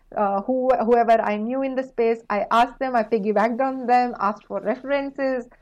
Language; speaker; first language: English; non-native, local second language; Kannada